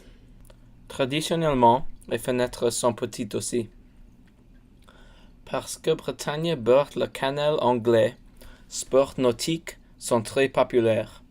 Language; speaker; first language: French; non-native, learner; English